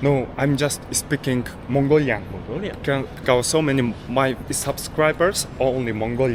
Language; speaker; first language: English; non-native, learner; Mongolian